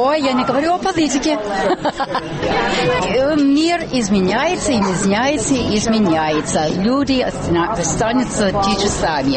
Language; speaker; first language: Russian; non-native, fluent; English